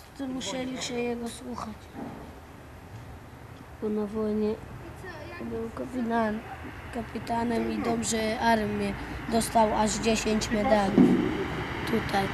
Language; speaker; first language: Polish; early bilingual, other home language; Chechen